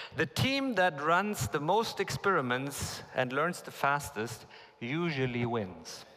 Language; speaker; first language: English; non-native, fluent; German